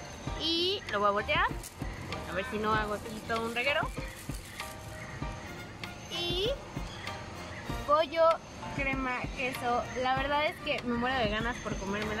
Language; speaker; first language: Spanish; native; Spanish